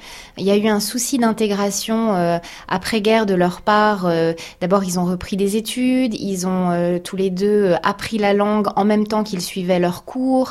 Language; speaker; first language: French; native; French